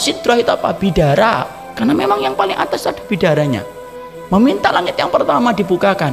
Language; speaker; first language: Indonesian; native; Indonesian